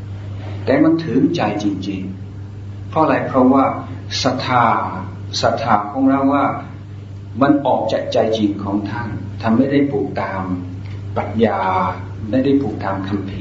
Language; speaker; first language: Thai; non-native, fluent; English